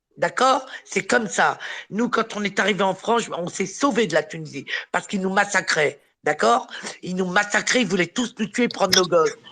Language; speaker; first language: French; early bilingual, other home language; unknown